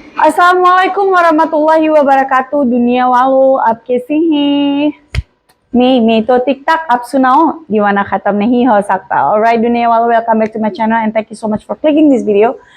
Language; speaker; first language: Indonesian; native; Indonesian